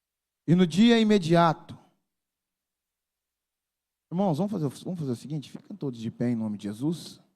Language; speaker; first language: Portuguese; native; Portuguese